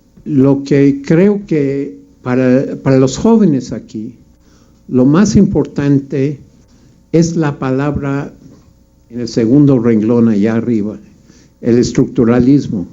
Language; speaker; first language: Spanish; non-native, fluent; English